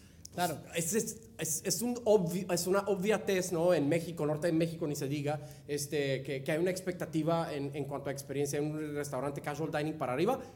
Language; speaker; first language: Spanish; non-native, fluent; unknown